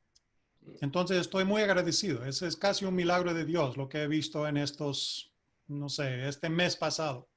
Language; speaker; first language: Spanish; non-native, fluent; English